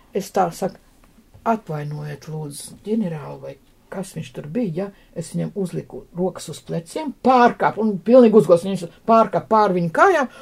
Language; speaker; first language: Latvian; non-native, local second language; Russian